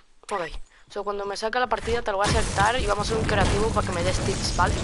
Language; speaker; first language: Spanish; early bilingual, other home language; English